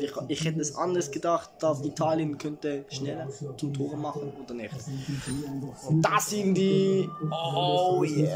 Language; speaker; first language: German; early bilingual, other home language; Italian